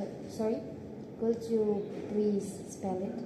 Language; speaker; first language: English; non-native, learner; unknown